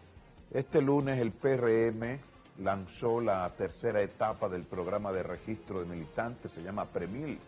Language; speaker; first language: Spanish; native; Spanish